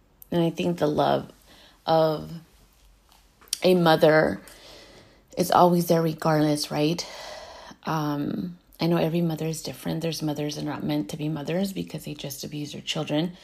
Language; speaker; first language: English; early bilingual, other home language; Spanish